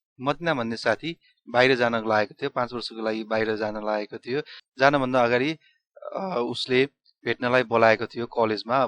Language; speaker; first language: Nepali; non-native, local second language; Newari